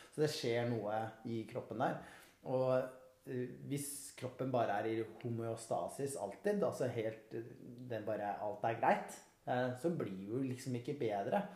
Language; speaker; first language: Norwegian; native; Norwegian